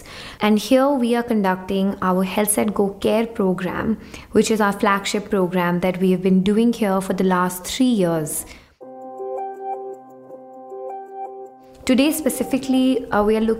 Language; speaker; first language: English; non-native, local second language; Hindi